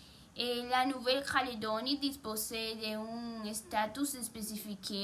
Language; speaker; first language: French; non-native, learner; Spanish